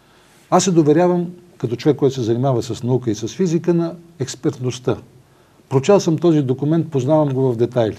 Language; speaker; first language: Bulgarian; native; Bulgarian